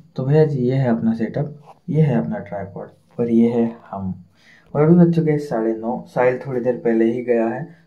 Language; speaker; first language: Hindi; non-native, local second language; Marathi